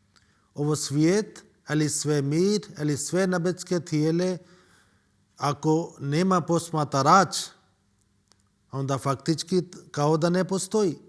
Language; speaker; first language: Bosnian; non-native, learner; Urdu